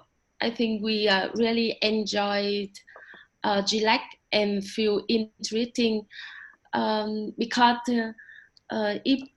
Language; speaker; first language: English; non-native, learner; Vietnamese